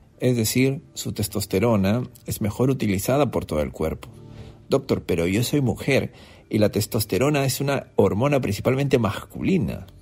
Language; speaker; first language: Spanish; native; Spanish